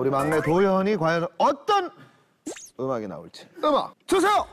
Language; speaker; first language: Korean; native; Korean